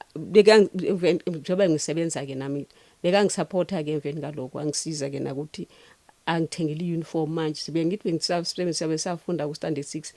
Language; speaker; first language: Zulu; non-native, local second language; Xhosa